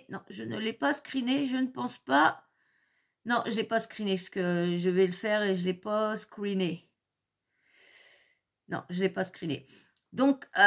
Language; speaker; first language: French; native; French